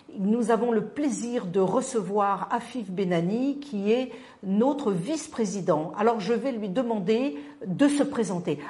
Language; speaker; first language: French; non-native, local second language; Arabic